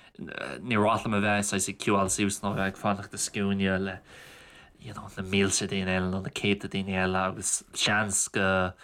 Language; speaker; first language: Irish; native; Irish